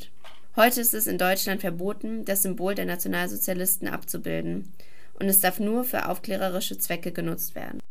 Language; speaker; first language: German; native; German